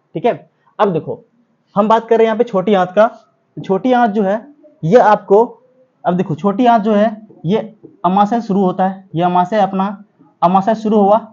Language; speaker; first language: Hindi; native; Hindi